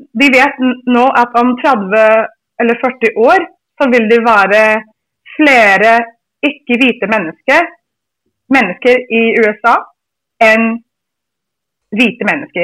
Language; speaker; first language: Norwegian; non-native, fluent; English